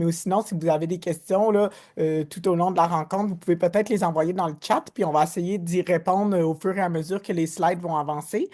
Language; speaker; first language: French; native; French